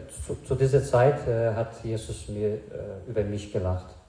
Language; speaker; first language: German; non-native, fluent; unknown